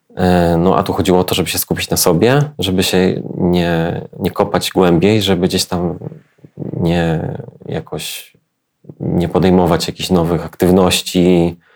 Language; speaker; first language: Polish; native; Polish